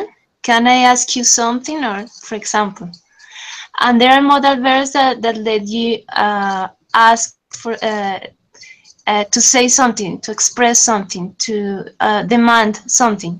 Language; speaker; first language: English; non-native, learner; Spanish